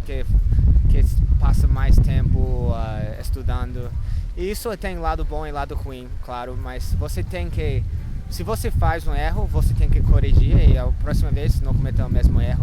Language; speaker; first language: Portuguese; non-native, learner; English